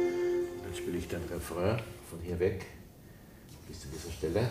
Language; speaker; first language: German; native; German